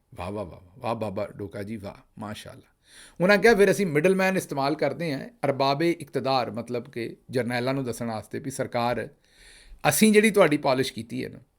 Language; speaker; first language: Urdu; non-native, local second language; Punjabi